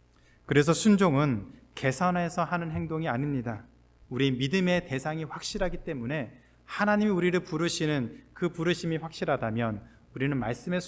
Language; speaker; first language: Korean; native; Korean